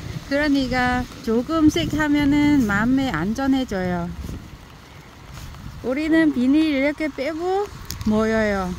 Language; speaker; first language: Korean; non-native, learner; Vietnamese